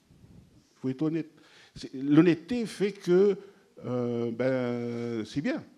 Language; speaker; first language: French; non-native, local second language; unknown